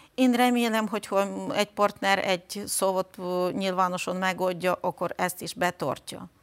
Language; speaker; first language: Hungarian; non-native, fluent; Ukrainian